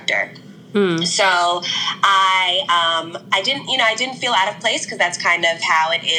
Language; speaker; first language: English; native; English